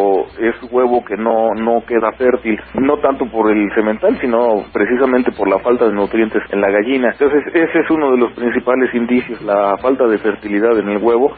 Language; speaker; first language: Spanish; native; Spanish